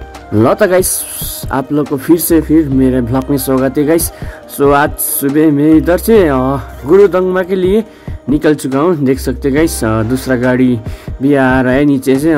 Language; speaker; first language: Hindi; non-native, local second language; Nepali